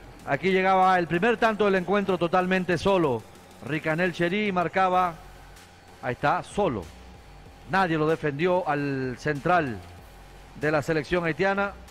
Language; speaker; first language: Spanish; native; Spanish